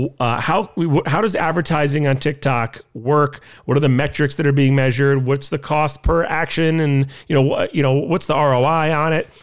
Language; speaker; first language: English; native; English